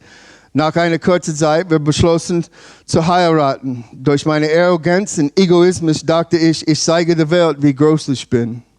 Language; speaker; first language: German; non-native, learner; English